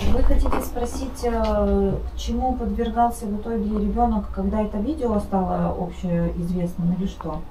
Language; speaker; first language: Russian; native; Russian